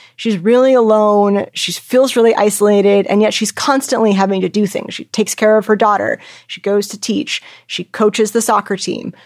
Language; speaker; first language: English; native; English